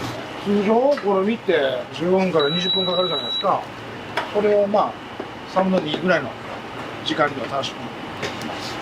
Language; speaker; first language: Japanese; native; Japanese